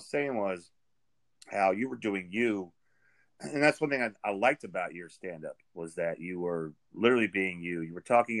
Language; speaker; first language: English; native; English